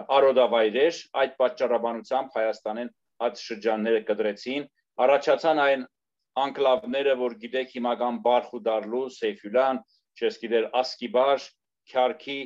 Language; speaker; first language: Armenian; native; Armenian